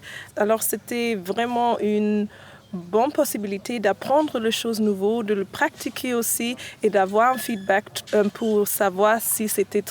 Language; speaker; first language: French; non-native, fluent; German